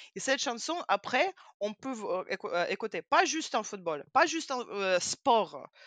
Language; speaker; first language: French; non-native, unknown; Russian